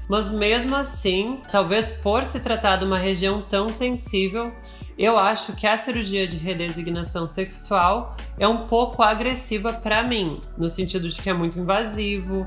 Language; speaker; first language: Portuguese; native; Portuguese